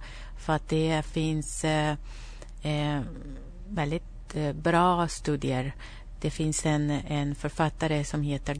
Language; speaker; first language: Swedish; non-native, fluent; Spanish